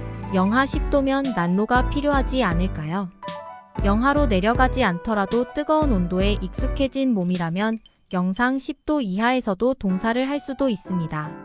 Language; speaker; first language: Korean; native; Korean